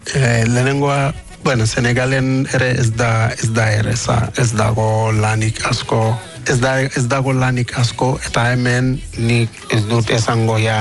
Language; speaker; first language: Basque; non-native, learner; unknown